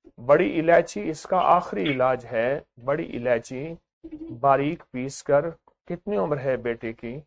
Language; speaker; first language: Urdu; native; Urdu